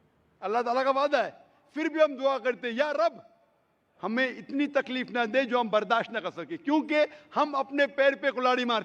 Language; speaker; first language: Hindi; native; Hindi